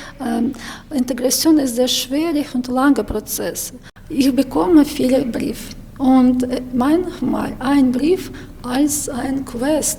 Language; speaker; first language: German; non-native, learner; Ukrainian